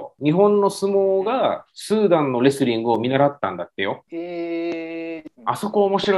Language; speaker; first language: Japanese; native; Japanese